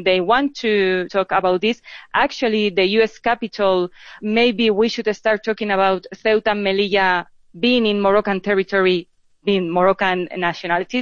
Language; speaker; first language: English; non-native, fluent; Spanish